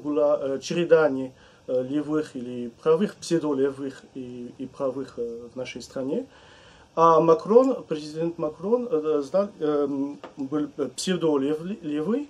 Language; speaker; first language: Russian; non-native, learner; French